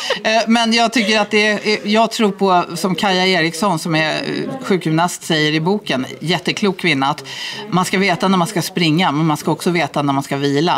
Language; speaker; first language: Swedish; native; Swedish